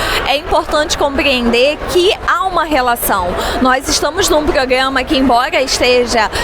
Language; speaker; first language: Portuguese; native; Portuguese